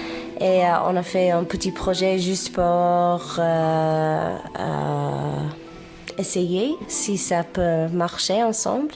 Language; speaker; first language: French; non-native, learner; English